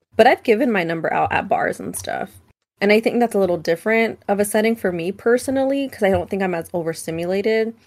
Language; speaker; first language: English; native; English